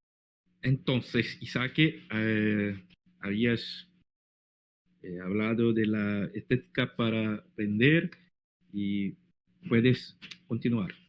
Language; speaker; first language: Spanish; non-native, learner; Portuguese